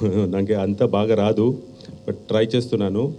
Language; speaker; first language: Telugu; non-native, learner; Kannada